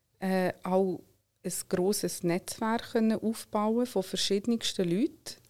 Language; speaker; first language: German; early bilingual, other home language; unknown